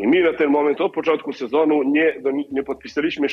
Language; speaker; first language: Polish; non-native, learner; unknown